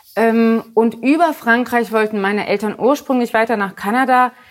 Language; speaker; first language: German; early bilingual, other home language; Polish